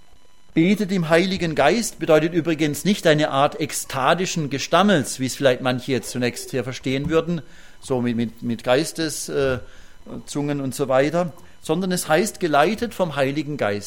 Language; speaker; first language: German; native; German